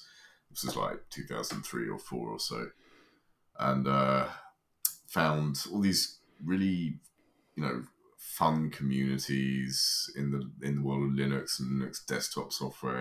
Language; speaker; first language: English; native; English